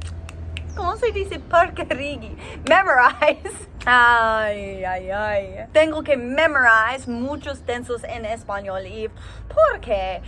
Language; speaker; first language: Spanish; non-native, learner; English